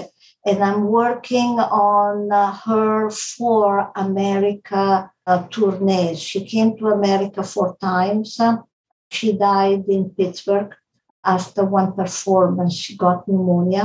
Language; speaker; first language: English; non-native, fluent; Italian